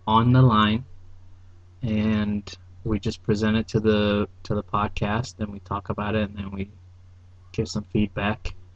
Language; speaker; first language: English; early bilingual, other home language; Spanish